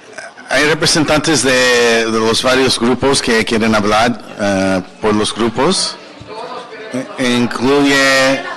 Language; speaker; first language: Spanish; early bilingual, heritage; English